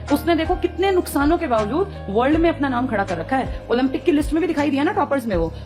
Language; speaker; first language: Hindi; native; Hindi